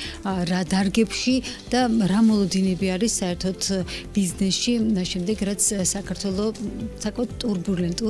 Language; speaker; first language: Georgian; native; Georgian